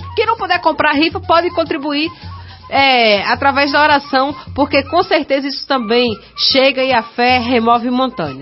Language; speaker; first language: Portuguese; native; Portuguese